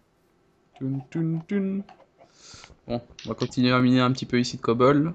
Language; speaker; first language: French; native; French